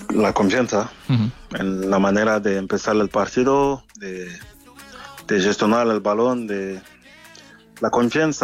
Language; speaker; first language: Spanish; non-native, fluent; French